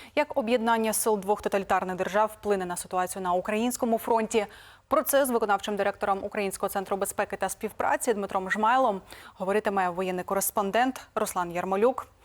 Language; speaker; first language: Ukrainian; native; Ukrainian